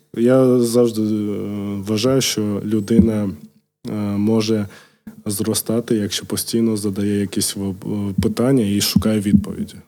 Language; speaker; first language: Ukrainian; non-native, local second language; Russian